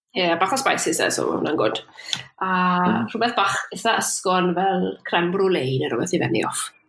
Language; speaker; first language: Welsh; native; Welsh